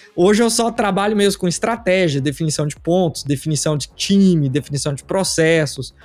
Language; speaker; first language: Portuguese; native; Portuguese